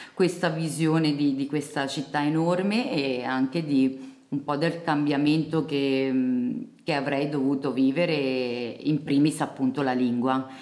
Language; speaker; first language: Italian; early bilingual, other home language; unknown